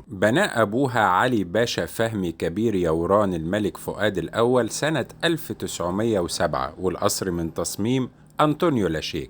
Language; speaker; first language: Arabic; native; Arabic